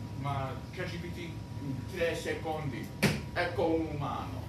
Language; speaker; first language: Italian; non-native, learner; English